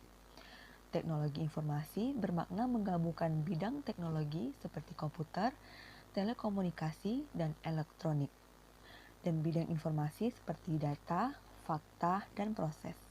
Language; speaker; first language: Indonesian; native; Indonesian